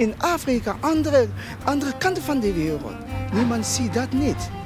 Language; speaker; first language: Dutch; non-native, fluent; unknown